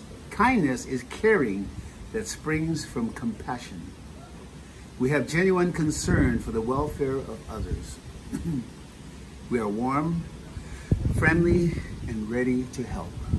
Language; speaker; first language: English; native; English